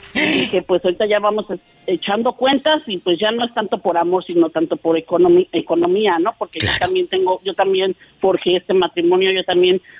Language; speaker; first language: Spanish; native; Spanish